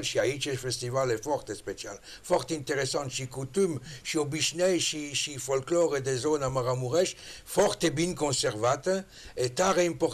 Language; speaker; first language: Romanian; non-native, learner; French